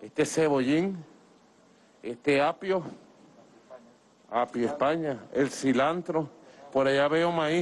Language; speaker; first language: Spanish; native; Spanish